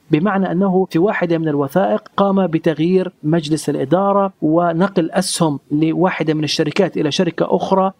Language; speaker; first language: Arabic; native; Arabic